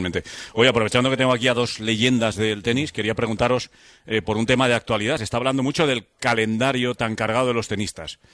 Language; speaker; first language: Spanish; native; Spanish